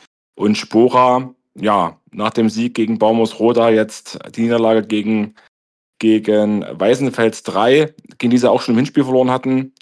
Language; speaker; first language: German; native; German